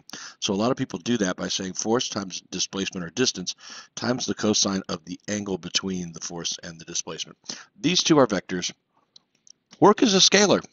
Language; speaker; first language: English; native; English